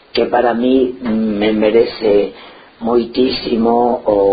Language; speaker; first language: Galician; non-native, local second language; Spanish